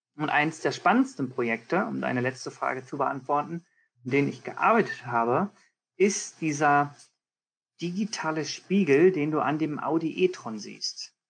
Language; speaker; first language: German; early bilingual, heritage; German